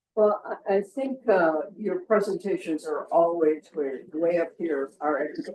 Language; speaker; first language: English; native; English